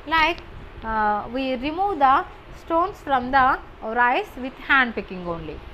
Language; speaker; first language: English; non-native, local second language; Telugu